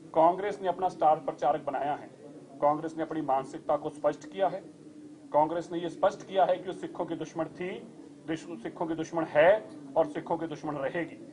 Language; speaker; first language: Hindi; non-native, local second language; Punjabi